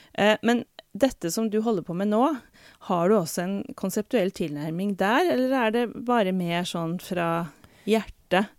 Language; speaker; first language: Norwegian; native; Norwegian